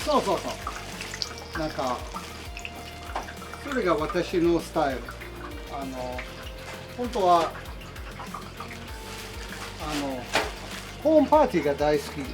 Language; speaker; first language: Japanese; non-native, learner; English